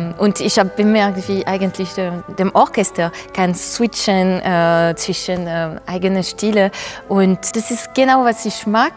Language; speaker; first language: German; non-native, fluent; French